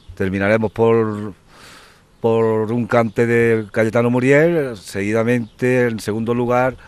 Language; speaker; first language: Spanish; native; Spanish